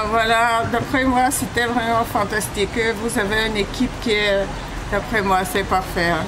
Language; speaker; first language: French; non-native, fluent; Bulgarian